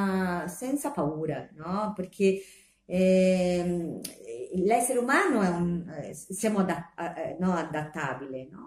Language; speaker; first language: Italian; non-native, fluent; Portuguese